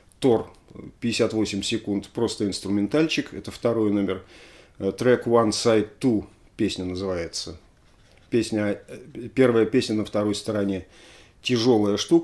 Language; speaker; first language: Russian; native; Russian